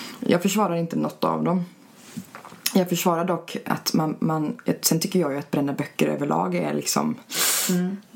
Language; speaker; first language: Swedish; early bilingual, other home language; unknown